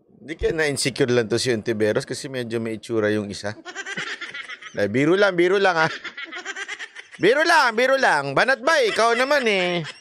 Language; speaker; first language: Filipino; native; Filipino